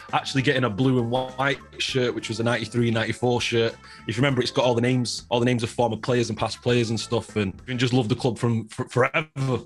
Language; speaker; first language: English; native; English